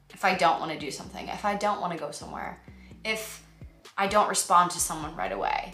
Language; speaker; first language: English; native; English